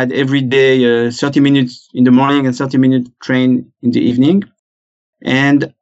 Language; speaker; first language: English; non-native, fluent; French